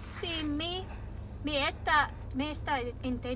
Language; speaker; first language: Spanish; non-native, learner; Waray